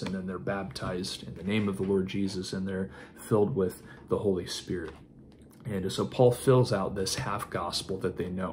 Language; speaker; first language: English; native; English